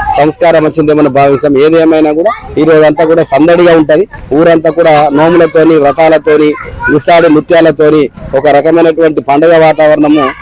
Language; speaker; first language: Telugu; native; Telugu